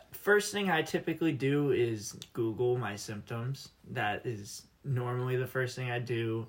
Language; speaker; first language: English; native; English